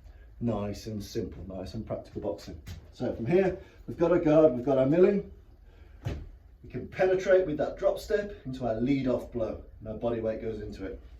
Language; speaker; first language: English; native; English